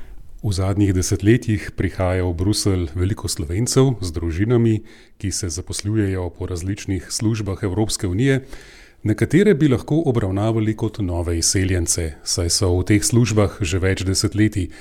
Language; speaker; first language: Slovenian; native; Slovenian